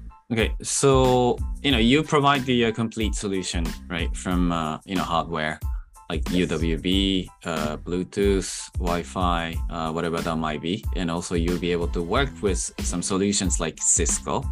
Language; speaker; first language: English; non-native, fluent; Japanese